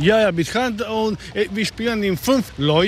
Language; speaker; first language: German; non-native, learner; Croatian